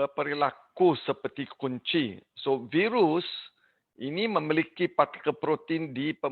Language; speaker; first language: Indonesian; non-native, learner; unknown